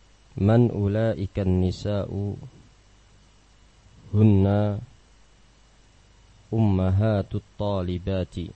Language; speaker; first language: Arabic; non-native, fluent; Indonesian